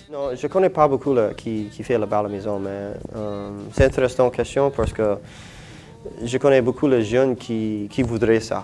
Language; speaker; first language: French; non-native, local second language; English